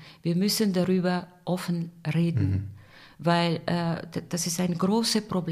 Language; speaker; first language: German; non-native, fluent; Bulgarian